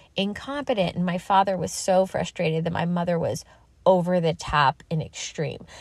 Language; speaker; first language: English; native; English